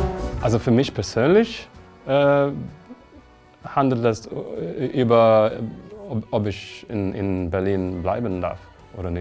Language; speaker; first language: German; non-native, fluent; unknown